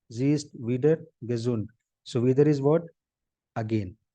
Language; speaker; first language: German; non-native, fluent; Hindi